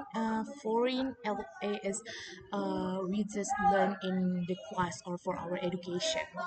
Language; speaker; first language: English; non-native, learner; Indonesian